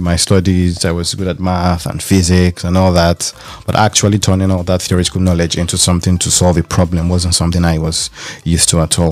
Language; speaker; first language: English; non-native, local second language; Yoruba